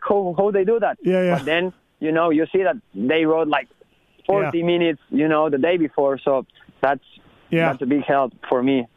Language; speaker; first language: English; non-native, learner; Spanish